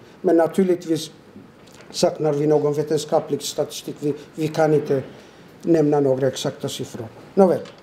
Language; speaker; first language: Swedish; non-native, fluent; Turoyo